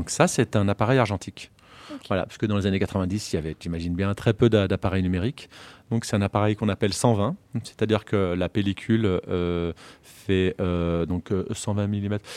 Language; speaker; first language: French; native; French